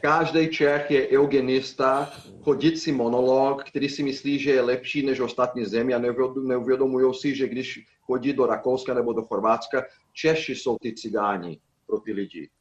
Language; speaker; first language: Czech; non-native, fluent; Portuguese